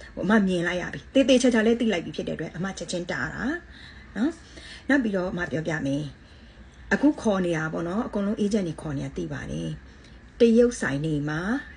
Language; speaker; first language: Burmese; native; Burmese